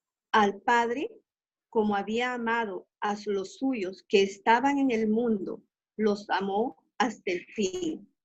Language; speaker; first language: Spanish; native; Spanish